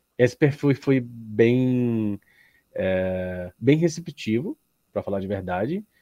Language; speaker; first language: Portuguese; non-native, learner; Arabic